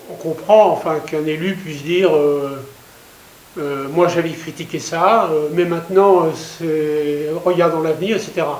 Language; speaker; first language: French; native; French